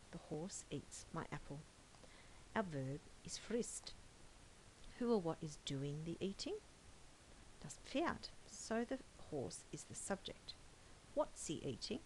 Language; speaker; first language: English; native; English